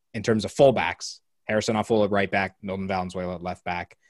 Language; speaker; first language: English; native; English